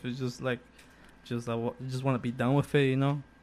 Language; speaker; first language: English; early bilingual, other home language; Spanish